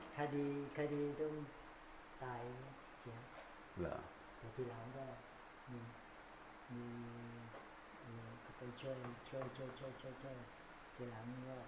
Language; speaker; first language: Thai; non-native, learner; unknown